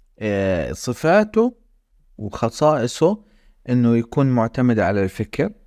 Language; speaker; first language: Arabic; native; Arabic